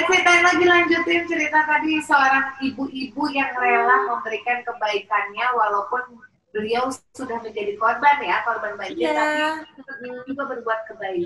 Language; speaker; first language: Indonesian; native; Indonesian